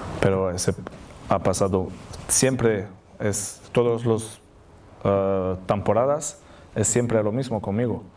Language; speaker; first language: Spanish; non-native, learner; French